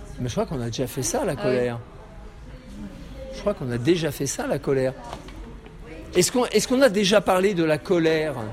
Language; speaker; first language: French; native; French